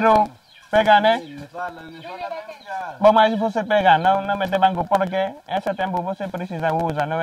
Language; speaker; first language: Portuguese; non-native, learner; Vietnamese